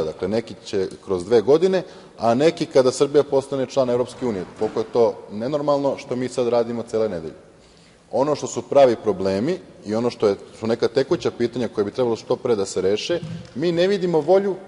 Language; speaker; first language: Serbian; native; Serbian